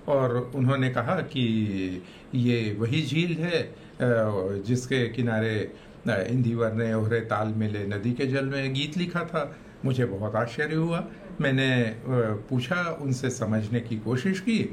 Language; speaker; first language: Hindi; native; Hindi